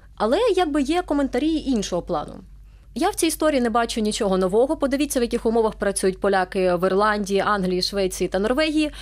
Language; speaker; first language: Ukrainian; native; Ukrainian